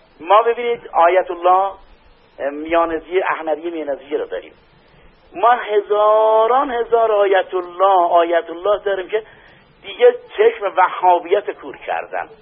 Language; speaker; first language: Persian; non-native, local second language; Azerbaijani